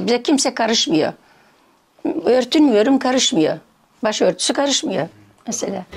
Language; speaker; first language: Turkish; early bilingual, heritage; Turkish